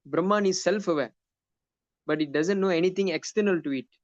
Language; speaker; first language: English; non-native, local second language; Tamil